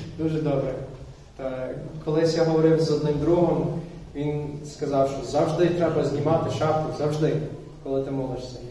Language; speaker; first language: Ukrainian; non-native, fluent; English